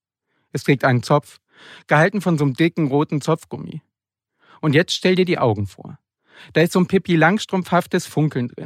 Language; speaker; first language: German; native; German